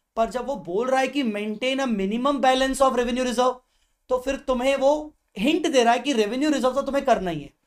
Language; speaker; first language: Hindi; native; Hindi